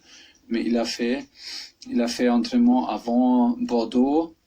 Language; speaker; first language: French; non-native, fluent; German